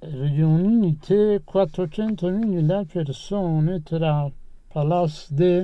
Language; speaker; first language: Italian; non-native, fluent; Persian